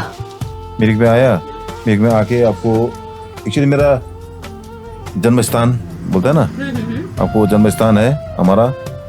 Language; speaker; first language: Hindi; non-native, local second language; Nepali